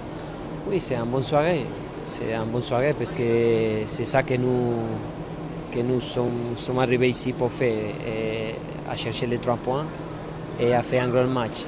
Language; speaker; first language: French; non-native, learner; Spanish